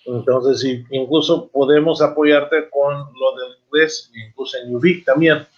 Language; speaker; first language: Spanish; non-native, fluent; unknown